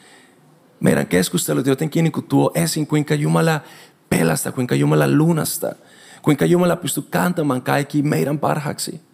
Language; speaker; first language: Finnish; non-native, fluent; Spanish